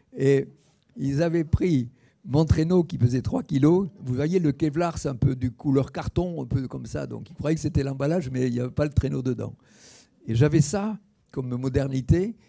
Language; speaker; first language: French; native; French